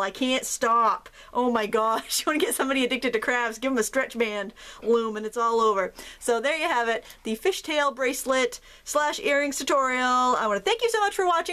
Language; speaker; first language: English; native; English